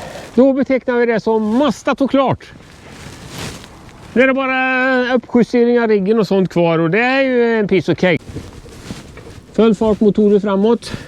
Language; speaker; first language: Swedish; native; Swedish